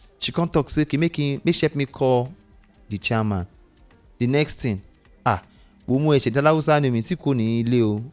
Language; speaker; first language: Nigerian Pidgin; non-native, local second language; Yoruba